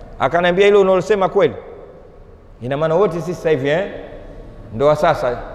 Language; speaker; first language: Swahili; native; Swahili